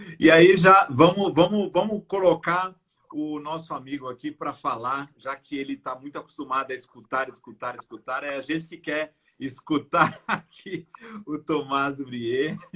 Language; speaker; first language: Portuguese; native; Portuguese